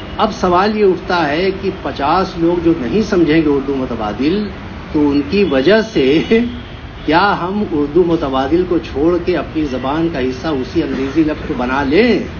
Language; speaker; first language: Urdu; native; Urdu